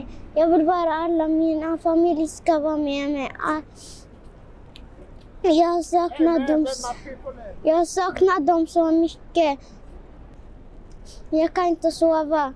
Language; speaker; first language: Swedish; non-native, learner; Tigrinya